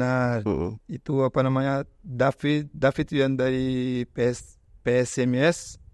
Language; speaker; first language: Indonesian; non-native, fluent; Portuguese